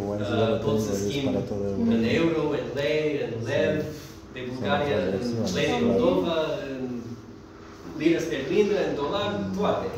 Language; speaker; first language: Romanian; non-native, learner; English